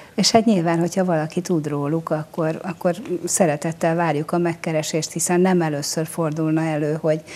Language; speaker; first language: Hungarian; native; Hungarian